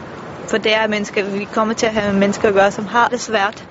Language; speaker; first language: Danish; early bilingual, other home language; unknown